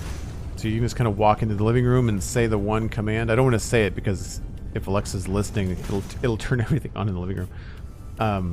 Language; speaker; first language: English; native; English